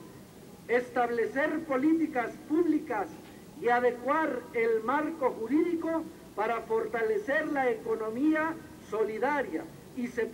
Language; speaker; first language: Spanish; native; Spanish